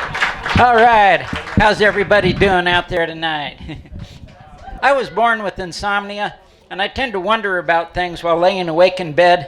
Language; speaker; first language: English; native; English